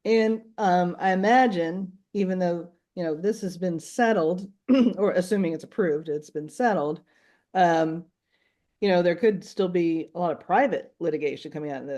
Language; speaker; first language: English; native; English